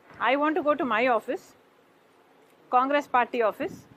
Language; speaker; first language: English; non-native, local second language; Telugu